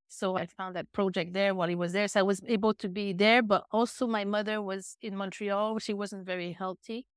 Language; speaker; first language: English; native; English